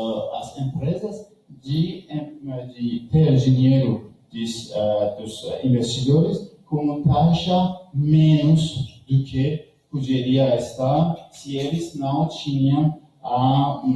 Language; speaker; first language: Portuguese; non-native, learner; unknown